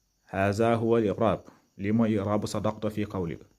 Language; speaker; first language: Arabic; non-native, fluent; Wolof